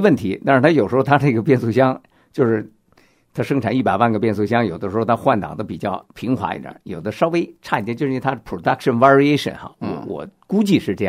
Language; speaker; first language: Chinese; native; Chinese